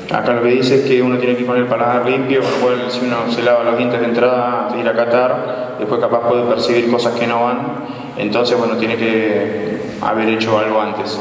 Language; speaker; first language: Spanish; native; Spanish